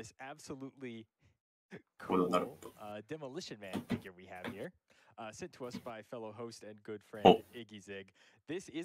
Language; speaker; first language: Japanese; native; Japanese